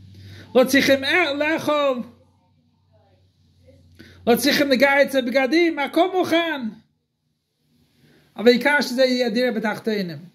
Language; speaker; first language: Hebrew; non-native, fluent; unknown